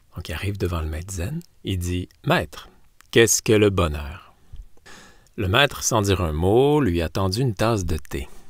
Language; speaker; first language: French; native; French